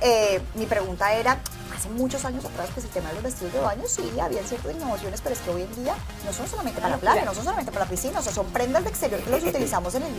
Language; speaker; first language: Spanish; native; Spanish